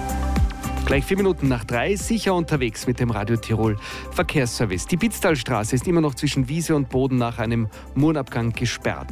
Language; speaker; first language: German; native; German